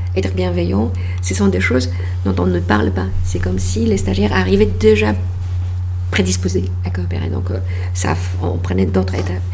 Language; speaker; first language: French; non-native, fluent; Polish